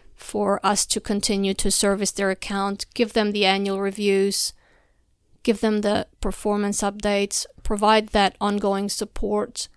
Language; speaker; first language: English; non-native, fluent; Albanian